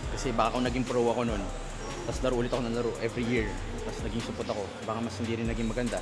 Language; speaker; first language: Filipino; native; Filipino